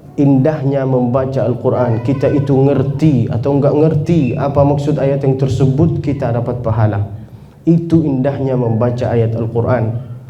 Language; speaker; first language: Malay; non-native, fluent; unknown